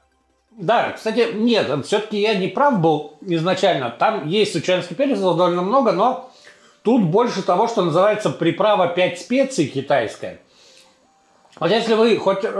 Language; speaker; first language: Russian; native; Russian